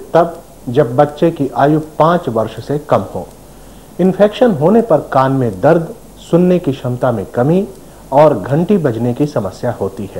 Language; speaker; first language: Hindi; native; Hindi